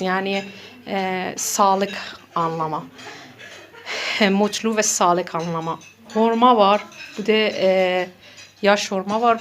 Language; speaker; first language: Turkish; non-native, learner; Persian